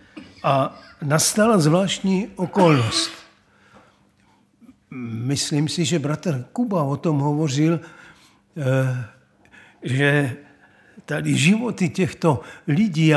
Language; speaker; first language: Czech; native; Czech